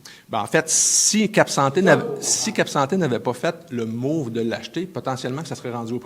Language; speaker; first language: French; native; French